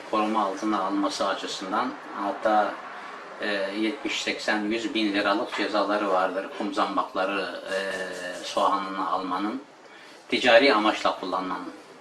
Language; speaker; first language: Turkish; native; Turkish